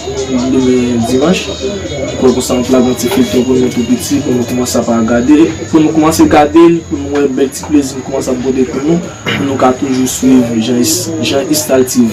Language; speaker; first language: French; non-native, learner; Haitian Creole